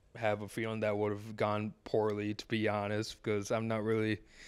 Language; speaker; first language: English; native; English